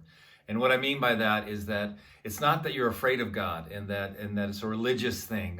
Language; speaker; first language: English; native; English